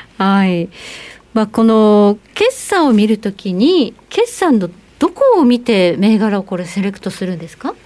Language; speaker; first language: Japanese; native; Japanese